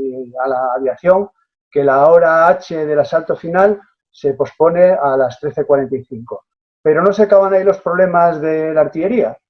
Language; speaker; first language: Spanish; native; Spanish